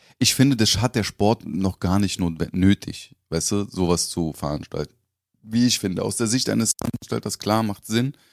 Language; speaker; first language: German; native; German